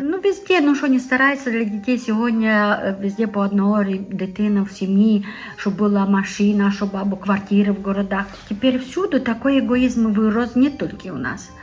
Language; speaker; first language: Ukrainian; non-native, local second language; Romanian